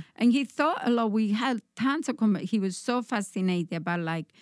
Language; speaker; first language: English; non-native, fluent; Spanish